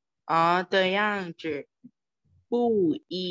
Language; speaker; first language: Chinese; non-native, learner; Thai